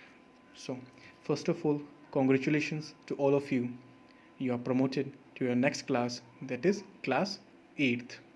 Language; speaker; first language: English; non-native, local second language; Hindi